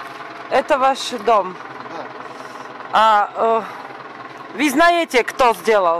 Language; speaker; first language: Russian; non-native, learner; Slovak